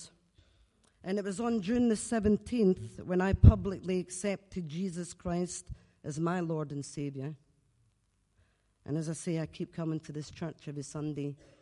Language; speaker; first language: English; native; English